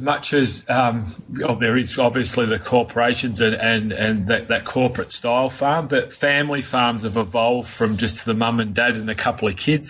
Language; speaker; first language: English; native; English